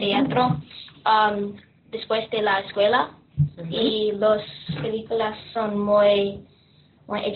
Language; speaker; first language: Spanish; non-native, learner; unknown